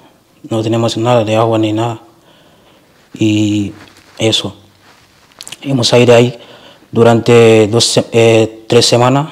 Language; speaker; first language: Spanish; non-native, learner; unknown